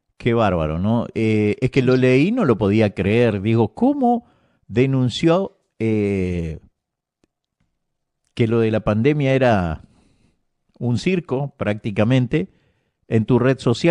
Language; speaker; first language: Spanish; native; Spanish